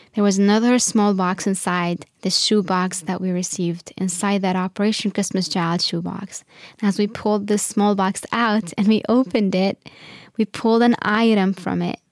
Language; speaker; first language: English; non-native, fluent; Arabic